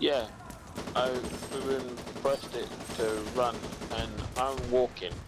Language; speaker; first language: English; native; English